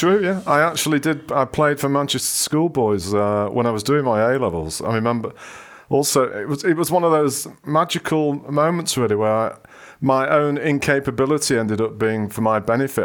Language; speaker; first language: English; native; English